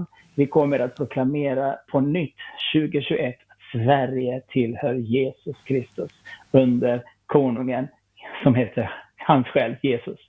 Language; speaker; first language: Swedish; non-native, fluent; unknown